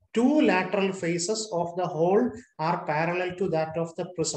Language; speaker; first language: English; non-native, local second language; Malayalam